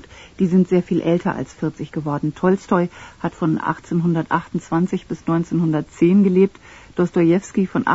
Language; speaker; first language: German; native; German